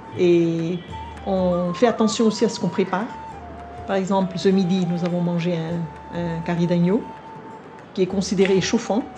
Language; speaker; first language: French; non-native, local second language; Vietnamese